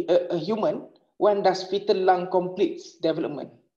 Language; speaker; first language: English; non-native, local second language; Malay